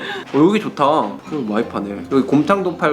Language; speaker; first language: Korean; native; Korean